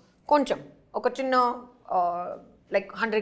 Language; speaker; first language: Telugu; non-native, local second language; Hindi